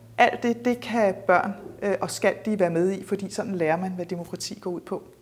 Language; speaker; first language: Danish; native; Danish